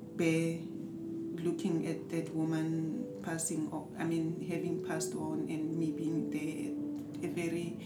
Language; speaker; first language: English; non-native, local second language; Southern Sotho